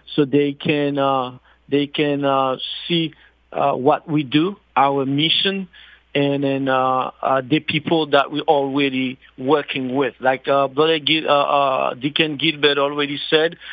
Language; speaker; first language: English; non-native, fluent; Haitian Creole